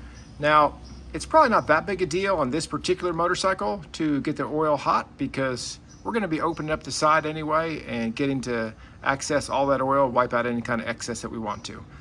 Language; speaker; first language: English; native; English